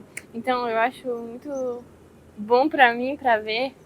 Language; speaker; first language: Portuguese; non-native, fluent; French